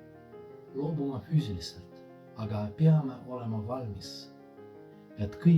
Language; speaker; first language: Estonian; non-native, fluent; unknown